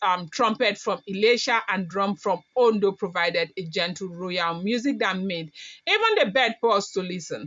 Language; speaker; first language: English; non-native, local second language; Yoruba